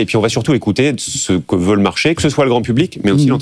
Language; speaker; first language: French; native; French